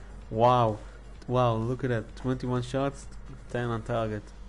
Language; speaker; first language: English; non-native, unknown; Hebrew